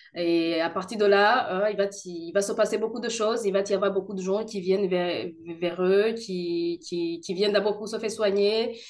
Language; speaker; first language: French; non-native, local second language; Kinyarwanda